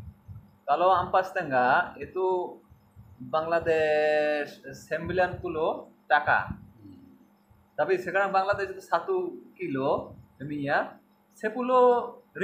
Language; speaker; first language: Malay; non-native, learner; Bangla